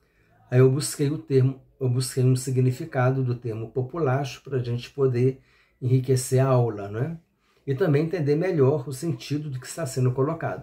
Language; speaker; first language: Portuguese; native; Portuguese